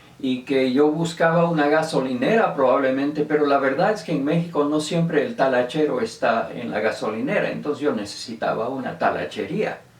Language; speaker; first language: Spanish; non-native, local second language; English